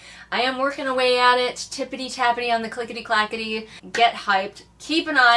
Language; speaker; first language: English; native; English